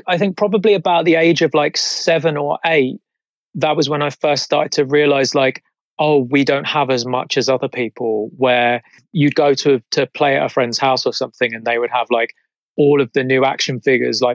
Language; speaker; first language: English; native; English